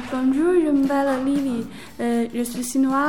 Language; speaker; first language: French; non-native, learner; Chinese